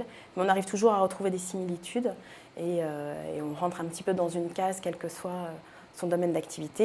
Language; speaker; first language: French; native; French